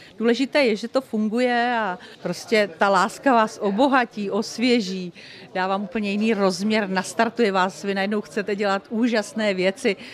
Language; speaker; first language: Czech; native; Czech